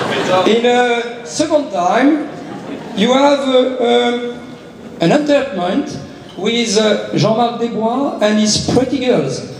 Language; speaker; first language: English; non-native, learner; French